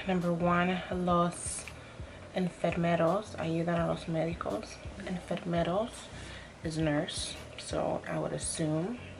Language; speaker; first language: Spanish; non-native, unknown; English